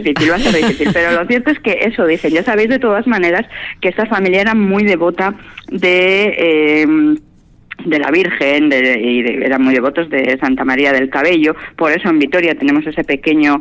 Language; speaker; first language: Spanish; native; Spanish